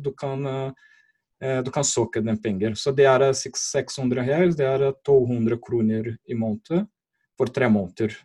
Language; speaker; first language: Norwegian; non-native, fluent; Portuguese